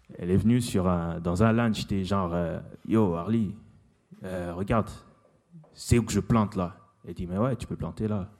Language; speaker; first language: French; non-native, local second language; Lingala